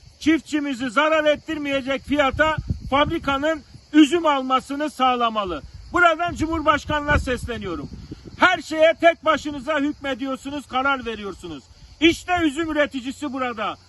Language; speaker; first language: Turkish; native; Turkish